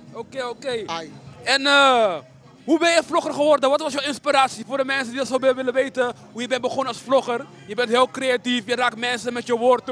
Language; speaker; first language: Dutch; native; Dutch